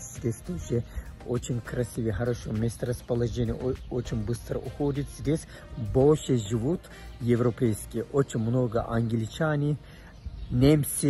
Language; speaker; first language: Russian; non-native, fluent; Turkish